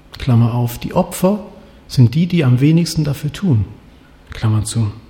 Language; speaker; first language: German; non-native, fluent; Swahili